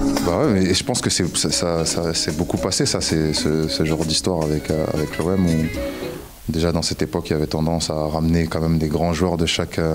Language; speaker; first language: French; native; French